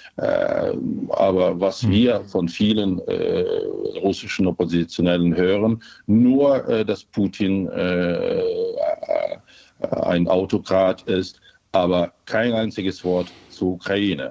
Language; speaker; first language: German; non-native, fluent; Ukrainian